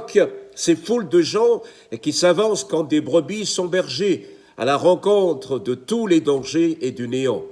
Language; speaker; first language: French; native; French